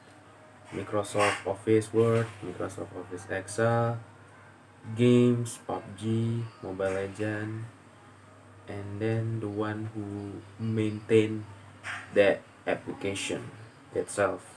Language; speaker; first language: English; non-native, learner; Indonesian